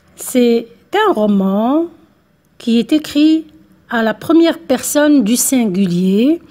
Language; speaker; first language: French; non-native, local second language; Arabic